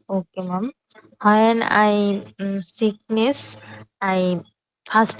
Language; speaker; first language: English; non-native, learner; Bangla